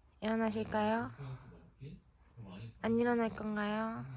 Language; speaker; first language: Korean; native; Korean